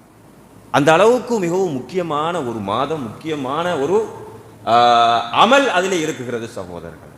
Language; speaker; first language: Tamil; native; Tamil